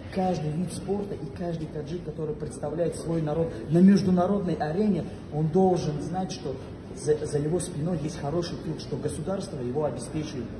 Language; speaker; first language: Russian; non-native, local second language; Tajik